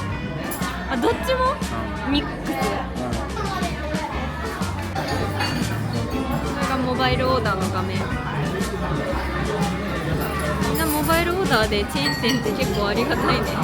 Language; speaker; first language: Japanese; native; Japanese